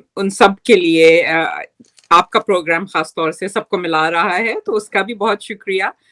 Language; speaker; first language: Hindi; native; Hindi